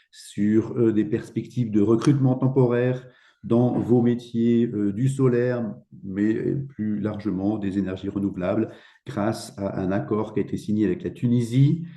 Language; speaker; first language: French; native; French